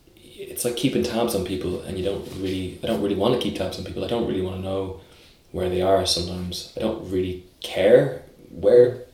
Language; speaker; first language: English; native; English